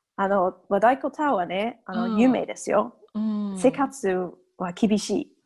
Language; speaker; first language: Japanese; non-native, learner; English